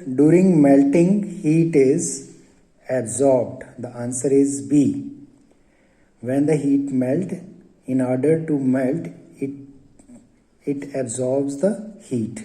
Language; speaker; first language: English; non-native, local second language; Hindi